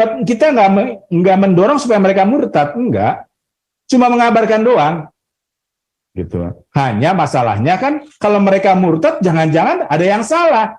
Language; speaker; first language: Indonesian; native; Indonesian